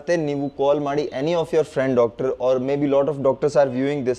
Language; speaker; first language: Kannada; non-native, local second language; Hindi